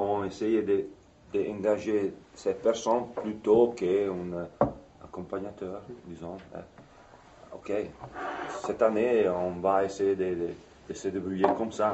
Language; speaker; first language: French; non-native, fluent; Italian